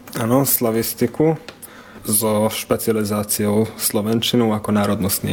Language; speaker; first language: Slovak; non-native, learner; Hungarian